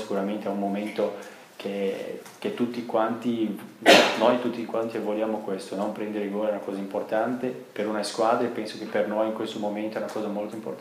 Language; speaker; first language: Italian; non-native, fluent; Portuguese